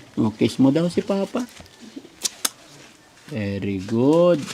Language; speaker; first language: Filipino; native; Filipino